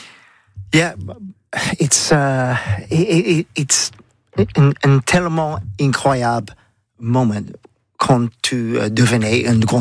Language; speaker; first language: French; non-native, learner; English